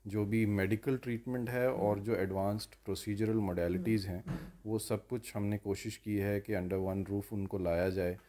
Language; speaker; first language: Hindi; native; Hindi